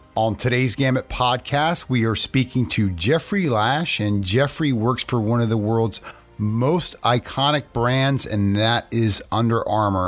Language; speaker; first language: English; native; English